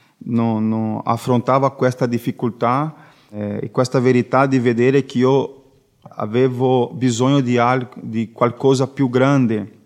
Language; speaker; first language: Italian; non-native, learner; Portuguese